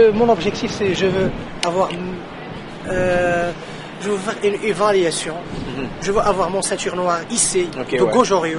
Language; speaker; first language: French; non-native, local second language; Arabic